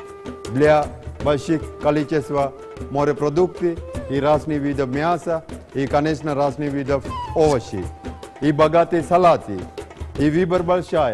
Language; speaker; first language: Russian; non-native, fluent; Sinhala